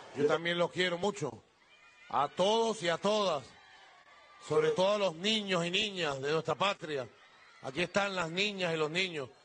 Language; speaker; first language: Spanish; native; Spanish